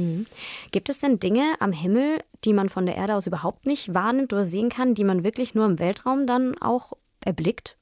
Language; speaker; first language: German; native; German